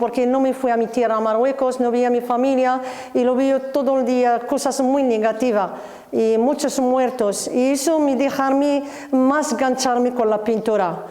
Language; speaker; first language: Spanish; non-native, learner; Arabic